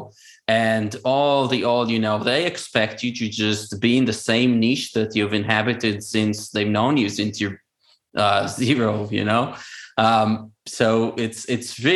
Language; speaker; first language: English; non-native, fluent; Hebrew